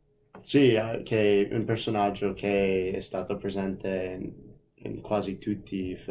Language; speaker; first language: Italian; non-native, fluent; English